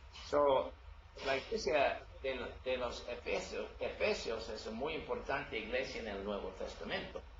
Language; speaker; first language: Spanish; non-native, learner; English